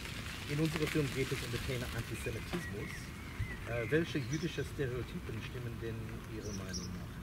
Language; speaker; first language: German; non-native, fluent; English